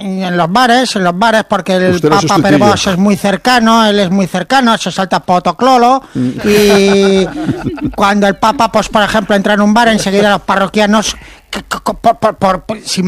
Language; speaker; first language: Spanish; native; Spanish